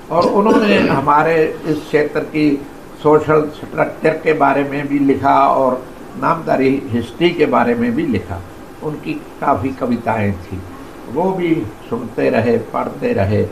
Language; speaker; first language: Hindi; non-native, local second language; Punjabi